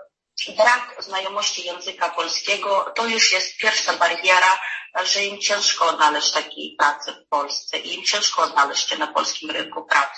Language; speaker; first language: Polish; non-native, fluent; Ukrainian